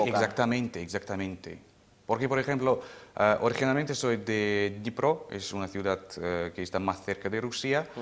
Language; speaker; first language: Spanish; non-native, fluent; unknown